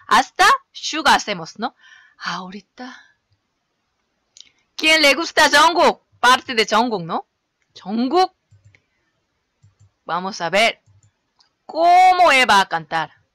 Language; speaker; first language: Spanish; non-native, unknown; Korean